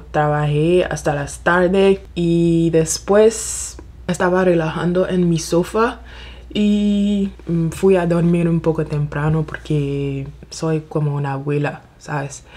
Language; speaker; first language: Spanish; non-native, learner; French